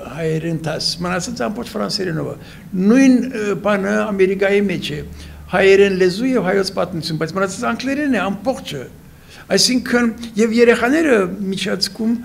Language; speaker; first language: Armenian; native; Armenian